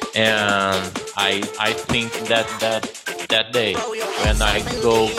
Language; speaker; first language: English; non-native, learner; Portuguese